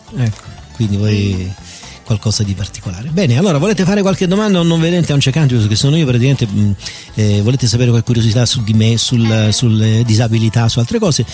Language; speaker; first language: Italian; native; Italian